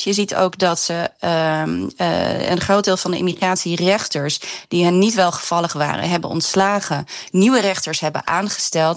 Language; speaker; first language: Dutch; native; Dutch